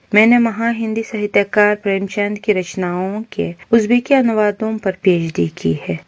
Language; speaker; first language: Hindi; non-native, fluent; Uzbek